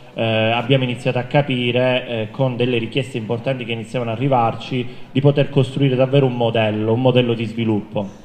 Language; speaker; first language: Italian; native; Italian